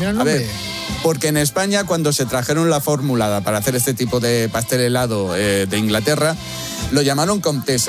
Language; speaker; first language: Spanish; native; Spanish